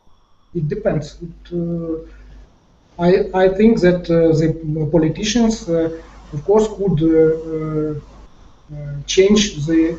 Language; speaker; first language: English; non-native, fluent; Ukrainian